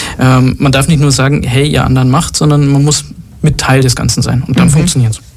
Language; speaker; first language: German; early bilingual, other home language; Arabic